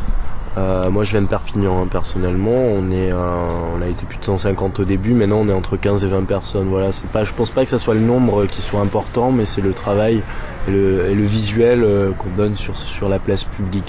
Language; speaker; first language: French; native; French